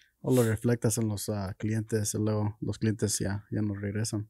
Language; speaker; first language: Spanish; early bilingual, heritage; Spanish